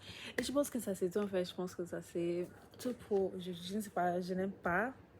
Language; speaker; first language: French; non-native, learner; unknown